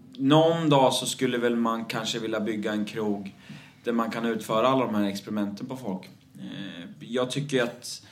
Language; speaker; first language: Swedish; native; Swedish